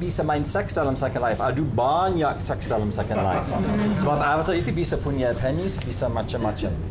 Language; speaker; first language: Indonesian; non-native, fluent; English